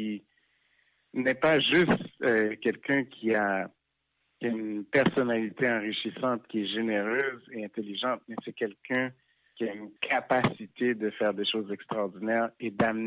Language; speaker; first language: French; non-native, local second language; Haitian Creole